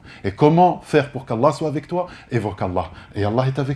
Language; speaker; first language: French; native; French